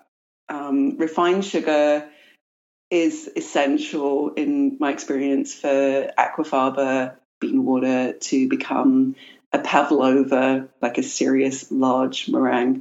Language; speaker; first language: English; native; English